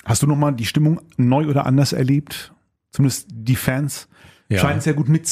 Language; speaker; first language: German; native; German